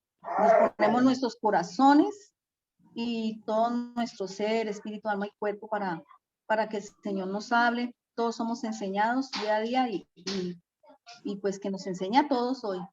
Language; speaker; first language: Spanish; native; Spanish